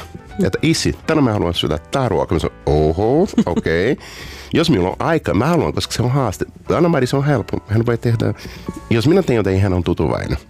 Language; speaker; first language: Finnish; non-native, fluent; Portuguese